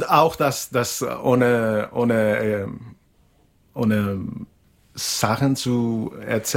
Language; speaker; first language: German; non-native, fluent; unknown